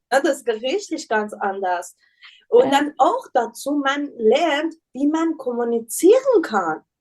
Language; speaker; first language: German; non-native, learner; Persian